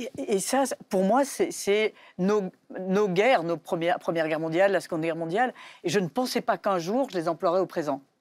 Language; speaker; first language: French; native; French